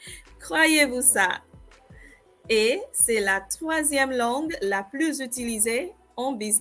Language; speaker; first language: French; non-native, fluent; English